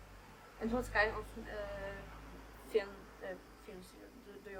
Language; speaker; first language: English; non-native, learner; Polish